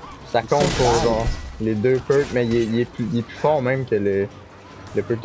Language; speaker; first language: French; native; French